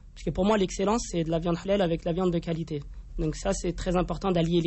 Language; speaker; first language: French; native; French